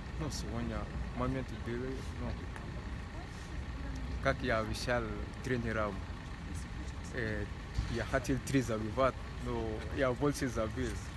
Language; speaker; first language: Russian; non-native, learner; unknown